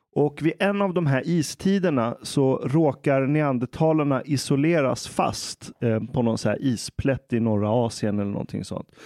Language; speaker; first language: Swedish; early bilingual, other home language; Persian